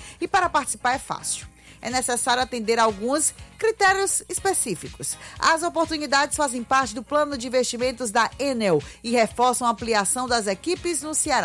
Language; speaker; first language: Portuguese; native; Portuguese